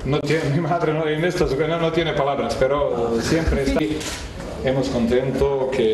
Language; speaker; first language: Spanish; non-native, fluent; Croatian